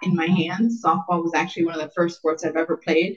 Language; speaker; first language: English; native; English